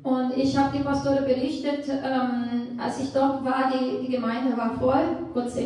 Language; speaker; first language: German; non-native, fluent; Portuguese